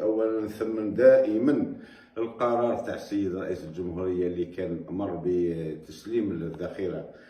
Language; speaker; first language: Arabic; native; Arabic